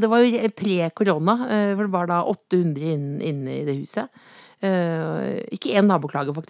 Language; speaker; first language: Norwegian; native; Norwegian